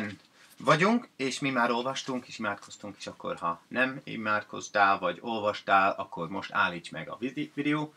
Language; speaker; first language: Hungarian; non-native, fluent; English